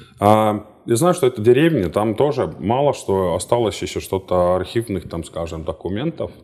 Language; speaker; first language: Russian; non-native, fluent; Estonian